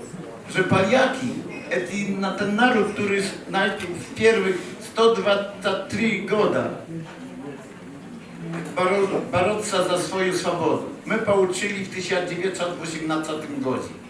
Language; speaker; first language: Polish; early bilingual, heritage; Polish